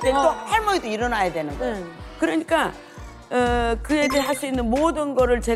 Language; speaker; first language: Korean; native; Korean